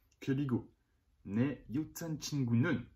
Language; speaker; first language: Korean; non-native, learner; French